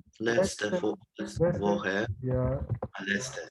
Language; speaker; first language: German; non-native, learner; Turkish